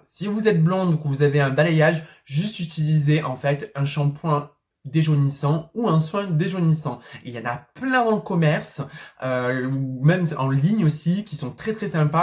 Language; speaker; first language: French; native; French